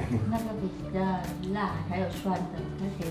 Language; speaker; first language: Chinese; non-native, learner; Vietnamese